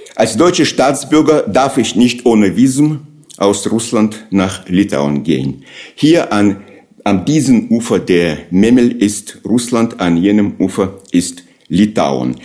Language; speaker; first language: German; non-native, fluent; Russian